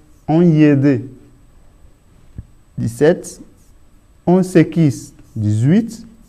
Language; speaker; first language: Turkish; non-native, learner; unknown